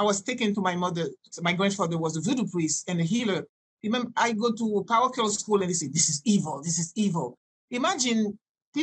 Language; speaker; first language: English; non-native, fluent; French